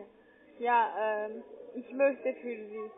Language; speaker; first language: German; non-native, learner; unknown